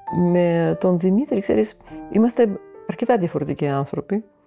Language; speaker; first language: Greek; non-native, fluent; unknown